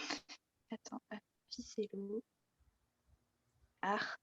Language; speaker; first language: French; native; French